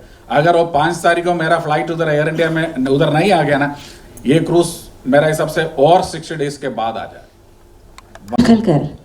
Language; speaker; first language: Hindi; non-native, local second language; Malayalam